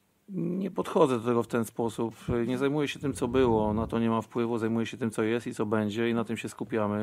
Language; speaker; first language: Polish; native; Polish